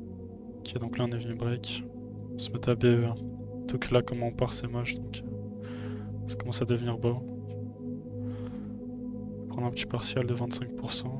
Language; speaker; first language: French; native; French